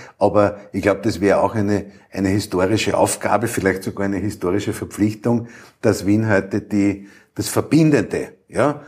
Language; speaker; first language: German; native; German